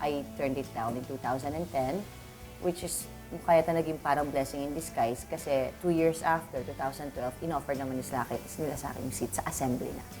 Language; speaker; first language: Filipino; native; Filipino